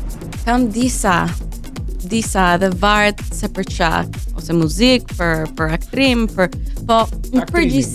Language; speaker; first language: Albanian; early bilingual, heritage; Albanian